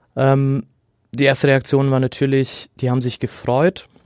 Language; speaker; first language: German; early bilingual, other home language; Arabic